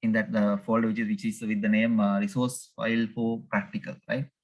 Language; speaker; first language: English; non-native, local second language; Sinhala